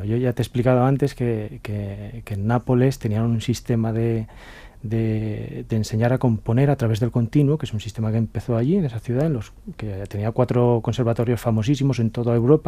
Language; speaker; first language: Spanish; native; Spanish